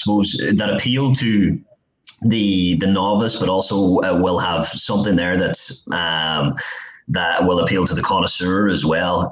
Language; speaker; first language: English; native; English